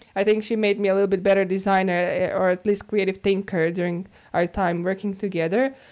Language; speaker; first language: English; non-native, fluent; Croatian